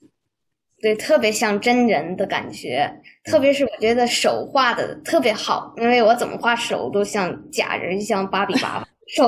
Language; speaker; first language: Chinese; early bilingual, heritage; Chinese